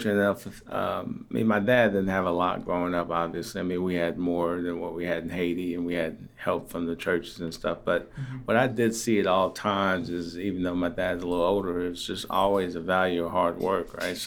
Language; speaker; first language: English; early bilingual, other home language; Haitian Creole